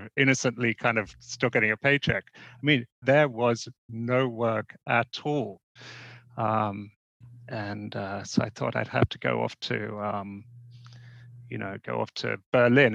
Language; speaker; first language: English; native; English